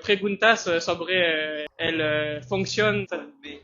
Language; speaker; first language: Spanish; non-native, learner; French